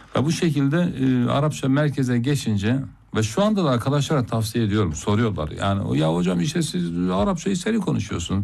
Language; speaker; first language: Turkish; non-native, local second language; Zaza